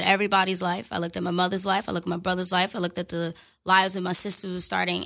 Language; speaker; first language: English; native; English